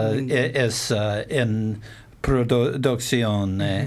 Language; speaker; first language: Spanish; non-native, learner; English